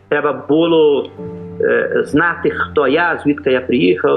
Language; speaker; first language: Ukrainian; early bilingual, heritage; Portuguese